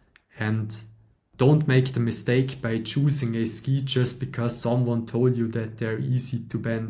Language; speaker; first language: English; non-native, fluent; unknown